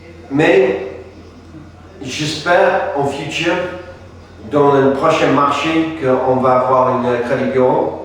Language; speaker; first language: French; non-native, fluent; English